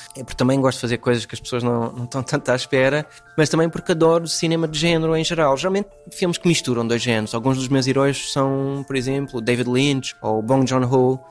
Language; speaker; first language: Portuguese; non-native, fluent; English